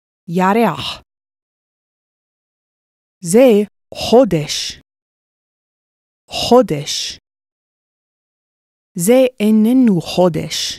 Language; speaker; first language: Hebrew; non-native, fluent; English